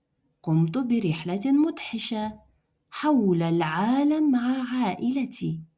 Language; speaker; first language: Arabic; non-native, fluent; Russian